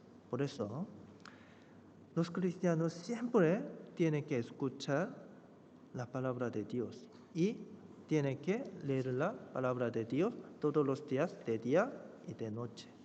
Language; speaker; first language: Spanish; non-native, fluent; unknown